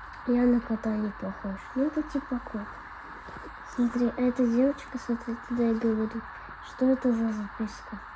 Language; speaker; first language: Russian; early bilingual, other home language; Armenian